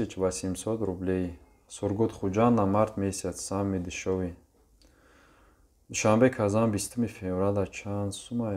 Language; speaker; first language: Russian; non-native, local second language; Tajik